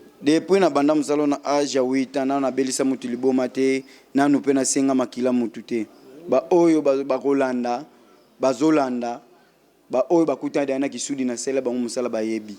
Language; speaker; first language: Lingala; non-native, local second language; Kongo